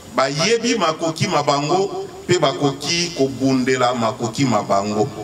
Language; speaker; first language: Lingala; native; Lingala